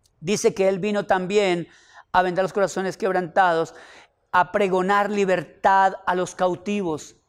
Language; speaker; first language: Spanish; native; Spanish